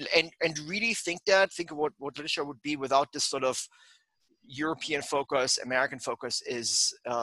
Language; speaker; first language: English; non-native, fluent; German